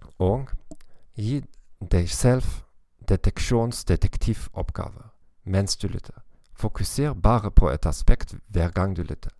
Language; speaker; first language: Norwegian; non-native, learner; German